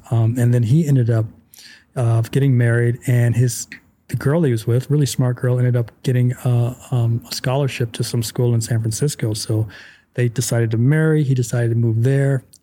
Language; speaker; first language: English; native; English